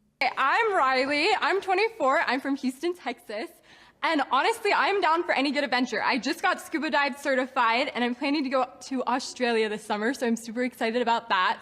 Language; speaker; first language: English; native; English